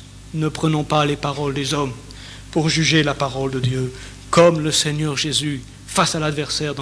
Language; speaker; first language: French; native; French